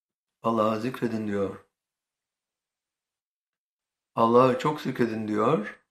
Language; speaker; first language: Turkish; native; Turkish